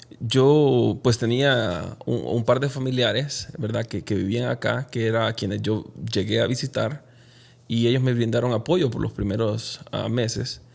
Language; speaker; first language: Spanish; native; Spanish